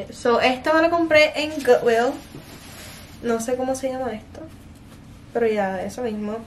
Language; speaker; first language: Spanish; early bilingual, heritage; Spanish